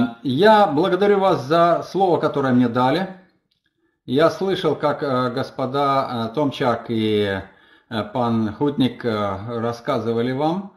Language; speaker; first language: Russian; non-native, fluent; Polish